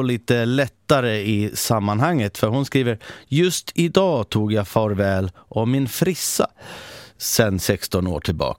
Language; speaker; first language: Swedish; native; Swedish